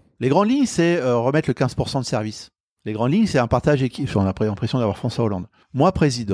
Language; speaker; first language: French; native; French